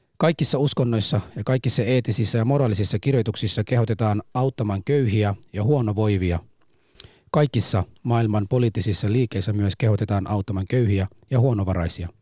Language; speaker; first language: Finnish; early bilingual, other home language; Somali